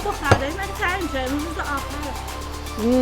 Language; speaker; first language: Persian; native; Persian